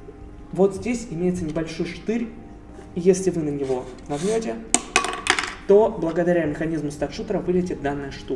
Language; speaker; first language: Russian; native; Russian